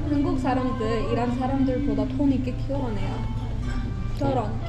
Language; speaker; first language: Korean; non-native, learner; Persian